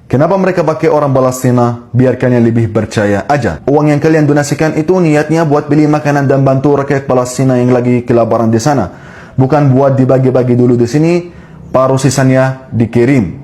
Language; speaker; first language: Indonesian; non-native, fluent; Arabic